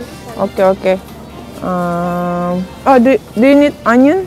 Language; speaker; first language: English; non-native, learner; Indonesian